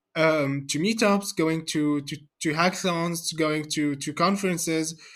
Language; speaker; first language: English; non-native, fluent; Arabic